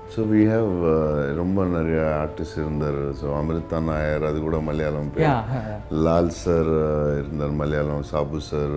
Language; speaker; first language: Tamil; non-native, local second language; Telugu